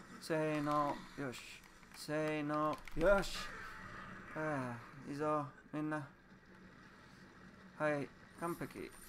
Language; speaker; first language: Japanese; non-native, learner; English